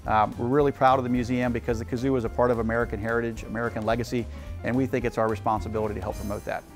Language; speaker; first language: English; native; English